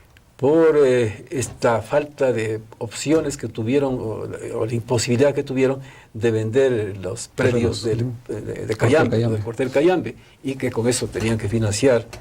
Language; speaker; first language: Spanish; native; Spanish